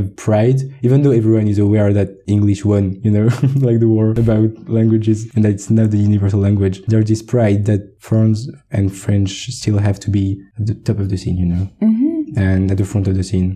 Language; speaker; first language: English; non-native, fluent; French